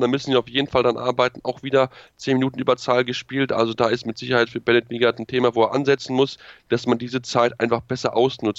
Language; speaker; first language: German; native; German